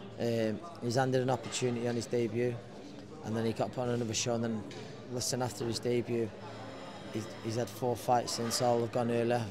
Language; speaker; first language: English; native; English